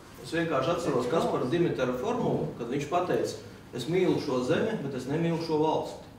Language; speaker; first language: Latvian; non-native, local second language; Russian